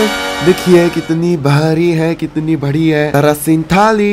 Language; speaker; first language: Hindi; non-native, fluent; Japanese